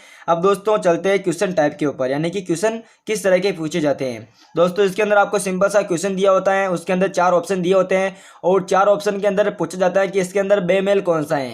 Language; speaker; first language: Hindi; native; Hindi